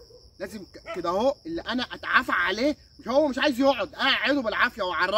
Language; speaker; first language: Arabic; native; Arabic